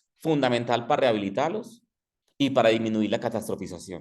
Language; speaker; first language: Spanish; native; Spanish